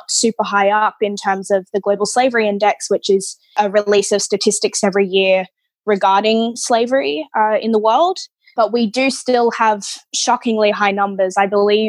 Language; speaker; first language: English; native; English